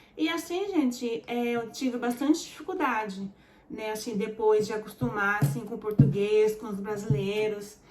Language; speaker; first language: Portuguese; early bilingual, heritage; Portuguese